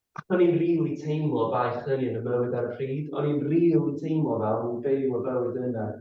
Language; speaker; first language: Welsh; non-native, fluent; English